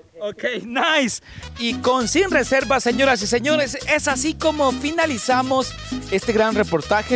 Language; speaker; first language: Spanish; native; Spanish